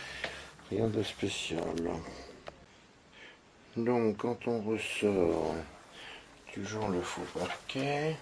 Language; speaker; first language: French; native; French